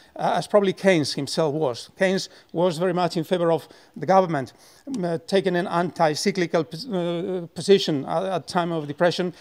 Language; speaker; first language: English; non-native, fluent; Spanish